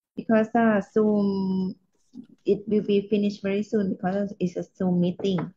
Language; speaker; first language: English; non-native, learner; Thai